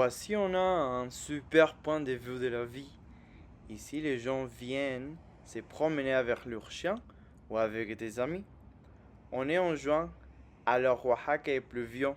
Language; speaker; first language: French; non-native, fluent; Spanish